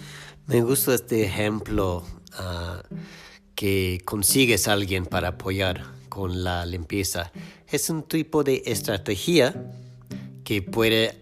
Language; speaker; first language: Spanish; non-native, fluent; English